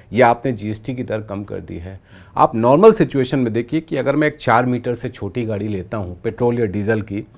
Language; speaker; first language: Hindi; native; Hindi